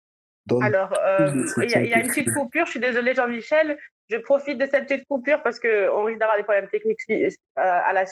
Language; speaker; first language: French; native; French